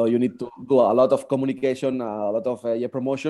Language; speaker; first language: English; non-native, fluent; Spanish